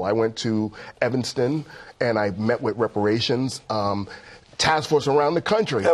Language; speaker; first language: English; native; English